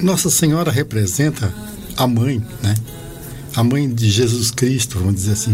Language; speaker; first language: Portuguese; native; Portuguese